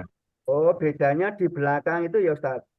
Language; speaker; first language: Sundanese; non-native, learner; Indonesian